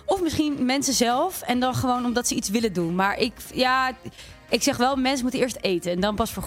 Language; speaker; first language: Dutch; native; Dutch